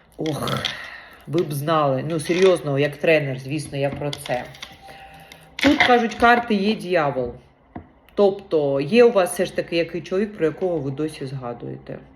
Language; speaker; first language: Ukrainian; non-native, local second language; Russian